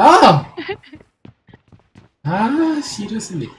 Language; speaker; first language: English; non-native, learner; Korean